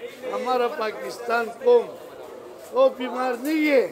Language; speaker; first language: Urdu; non-native, local second language; Pashto